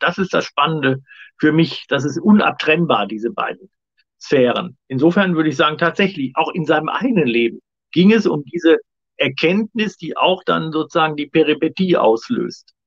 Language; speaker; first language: German; native; German